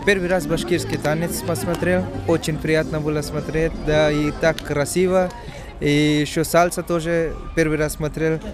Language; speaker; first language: Russian; non-native, learner; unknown